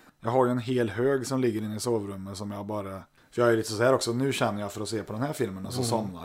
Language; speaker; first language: Swedish; native; Swedish